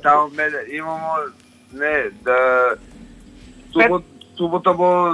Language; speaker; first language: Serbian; non-native, learner; Slovenian